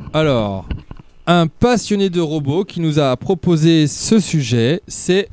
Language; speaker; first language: French; native; French